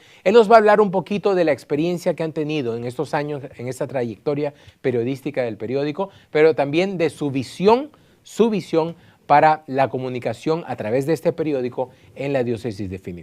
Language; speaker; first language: Spanish; native; Spanish